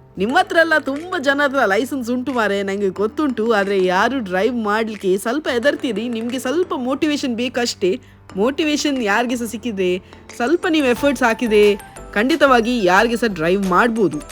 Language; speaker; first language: Kannada; non-native, local second language; Tulu